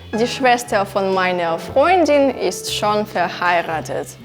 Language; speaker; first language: German; non-native, fluent; Ukrainian